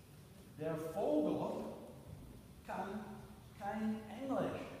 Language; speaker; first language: German; non-native, fluent; English